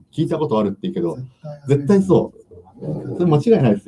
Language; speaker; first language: Japanese; native; Japanese